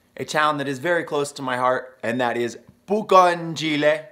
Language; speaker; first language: English; native; English